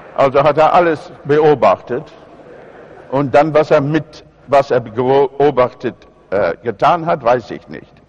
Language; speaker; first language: German; non-native, fluent; English